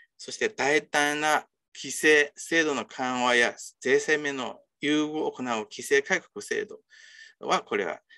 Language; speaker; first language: Japanese; non-native, fluent; Chinese